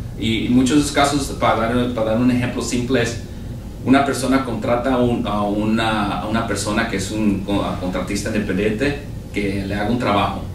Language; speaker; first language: Spanish; early bilingual, heritage; Spanish